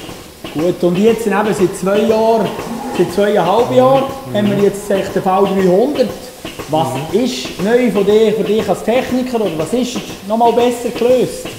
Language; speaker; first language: German; native; German